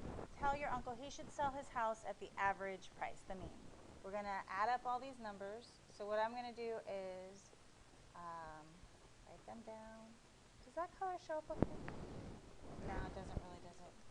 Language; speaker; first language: English; native; English